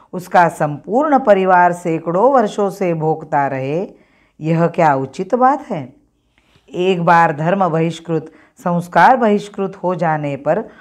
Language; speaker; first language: Hindi; non-native, local second language; Marathi